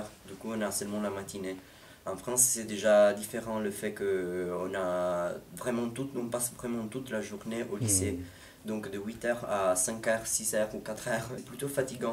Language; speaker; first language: French; non-native, fluent; Italian